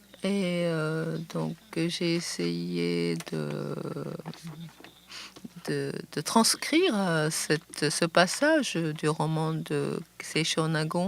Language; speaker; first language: French; non-native, fluent; Japanese